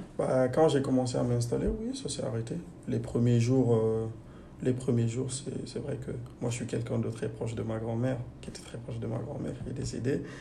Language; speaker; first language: French; non-native, local second language; Fula